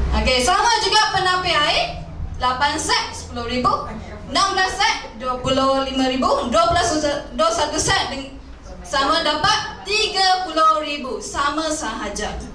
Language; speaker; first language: Malay; non-native, local second language; Chinese